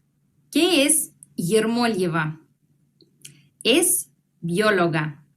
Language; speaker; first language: Spanish; non-native, fluent; Russian